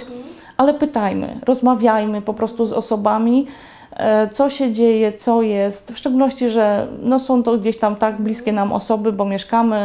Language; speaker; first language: Polish; native; Polish